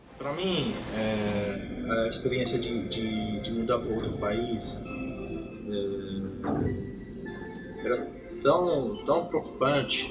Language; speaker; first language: Portuguese; non-native, fluent; Arabic